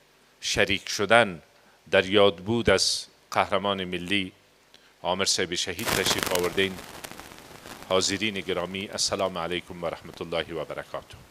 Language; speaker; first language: Persian; native; Persian